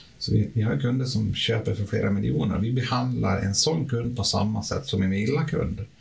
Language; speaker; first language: Swedish; native; Swedish